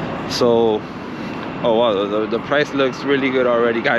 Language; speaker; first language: English; early bilingual, other home language; Spanish